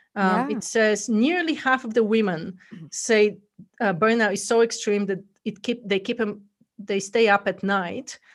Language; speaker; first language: English; non-native, fluent; Bulgarian